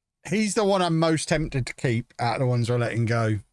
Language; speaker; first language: English; native; English